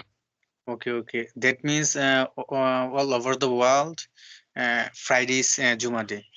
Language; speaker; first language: English; non-native, learner; Bangla